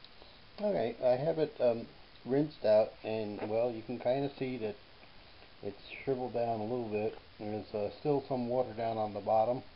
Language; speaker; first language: English; native; English